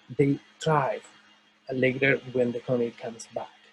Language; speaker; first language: English; non-native, fluent; Spanish